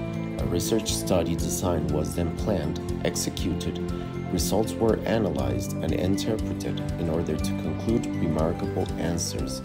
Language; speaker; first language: English; non-native, fluent; Spanish